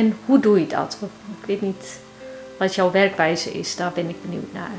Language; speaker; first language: Dutch; early bilingual, heritage; Turkish